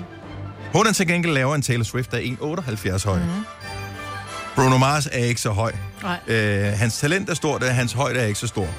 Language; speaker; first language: Danish; native; Danish